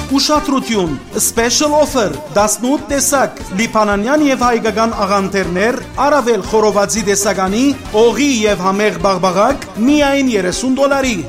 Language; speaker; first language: Armenian; native; Armenian